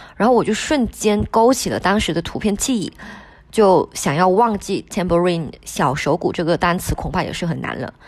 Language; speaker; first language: Chinese; non-native, local second language; Min Nan Chinese